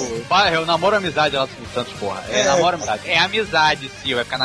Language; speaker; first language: Portuguese; native; Portuguese